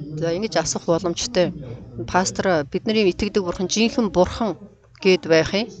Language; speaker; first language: Mongolian; non-native, fluent; Korean